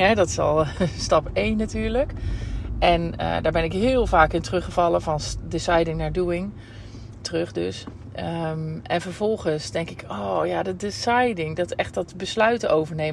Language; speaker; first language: Dutch; native; Dutch